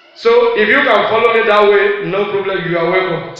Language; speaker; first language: English; non-native, local second language; Yoruba